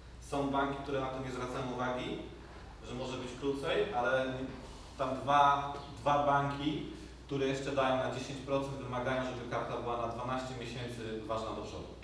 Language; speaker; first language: Polish; native; Polish